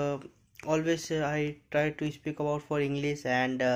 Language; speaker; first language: English; non-native, learner; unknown